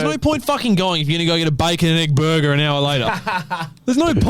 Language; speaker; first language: English; native; English